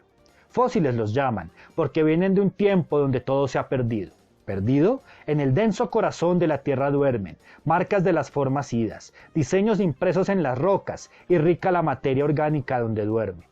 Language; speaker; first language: Spanish; native; Spanish